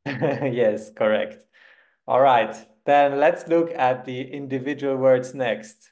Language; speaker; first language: English; non-native, fluent; German